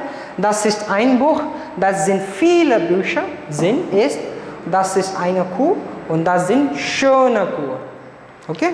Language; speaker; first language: German; non-native, fluent; Marathi